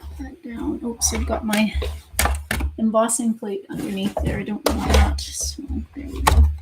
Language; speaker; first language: English; native; English